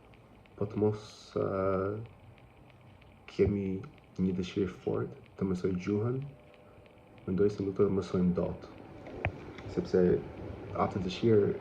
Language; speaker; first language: Albanian; non-native, learner; English